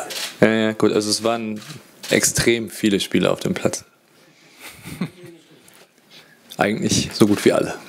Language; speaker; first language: German; native; German